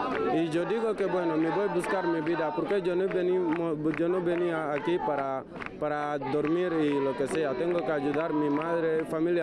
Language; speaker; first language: Spanish; non-native, learner; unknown